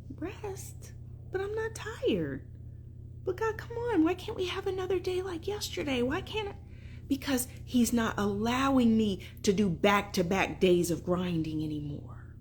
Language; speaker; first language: English; native; English